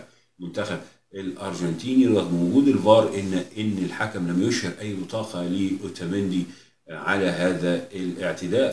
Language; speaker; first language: Arabic; native; Arabic